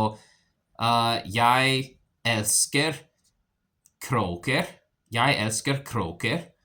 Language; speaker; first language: Norwegian; non-native, learner; English